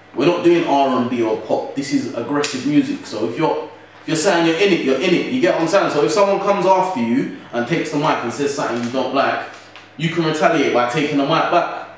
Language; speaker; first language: English; native; English